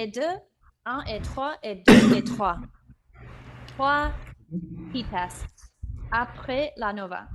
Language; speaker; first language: French; non-native, fluent; English